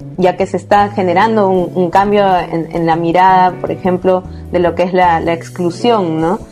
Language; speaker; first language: Spanish; native; Spanish